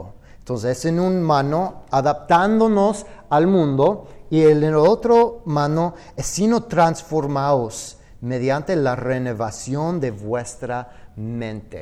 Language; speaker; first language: Spanish; non-native, fluent; English